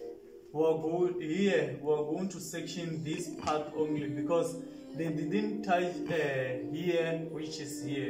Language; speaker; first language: English; non-native, local second language; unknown